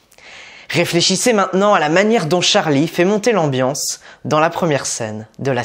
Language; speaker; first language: French; native; French